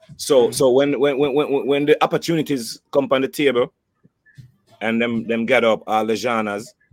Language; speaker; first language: English; native; English